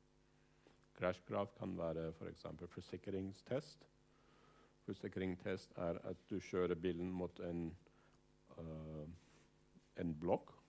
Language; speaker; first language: Norwegian; non-native, fluent; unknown